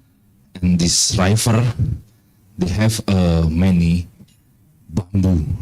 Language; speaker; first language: English; non-native, fluent; Indonesian